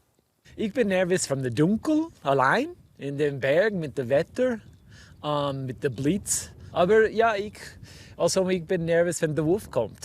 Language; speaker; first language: German; non-native, learner; English